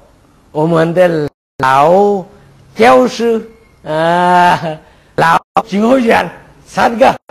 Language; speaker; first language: Chinese; non-native, learner; Vietnamese